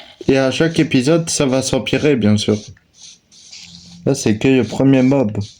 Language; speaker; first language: French; native; French